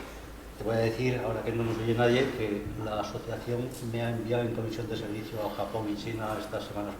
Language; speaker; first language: Spanish; native; Spanish